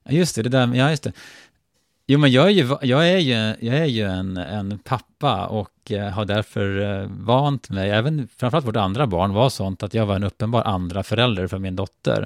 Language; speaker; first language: Swedish; native; Swedish